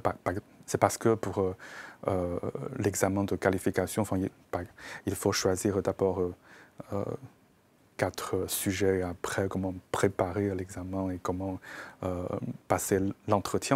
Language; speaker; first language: French; non-native, fluent; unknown